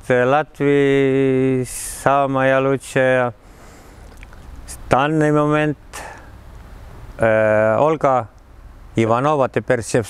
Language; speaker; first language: Russian; non-native, learner; Estonian